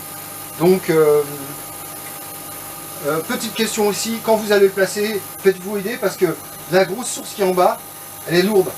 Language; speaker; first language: French; native; French